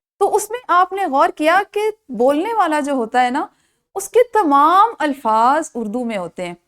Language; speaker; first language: Urdu; non-native, local second language; Punjabi